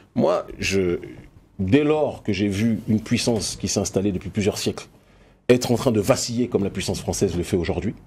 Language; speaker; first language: French; native; French